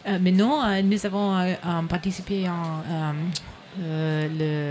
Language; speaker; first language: French; non-native, learner; English